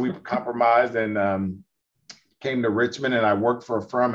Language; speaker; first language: English; native; English